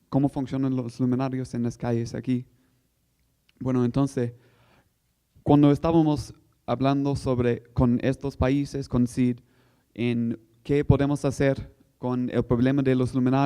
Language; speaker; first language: Spanish; non-native, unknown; English